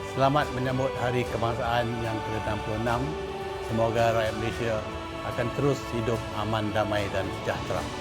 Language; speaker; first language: Malay; non-native, local second language; Thai